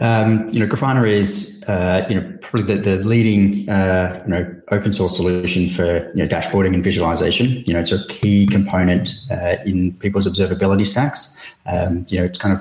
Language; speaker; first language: English; native; English